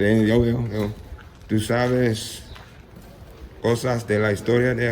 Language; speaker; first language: Spanish; non-native, learner; English